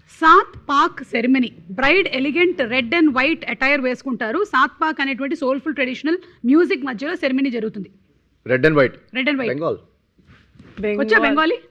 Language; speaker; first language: Telugu; native; Telugu